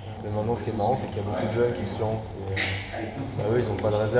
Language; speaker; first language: French; native; French